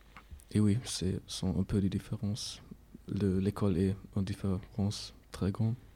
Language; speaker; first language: French; non-native, learner; German